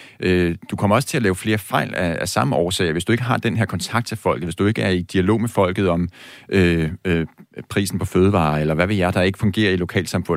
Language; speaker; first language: Danish; native; Danish